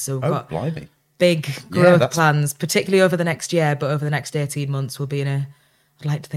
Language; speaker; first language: English; native; English